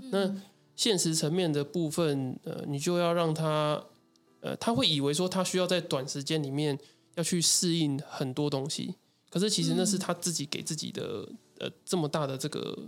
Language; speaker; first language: Chinese; native; Chinese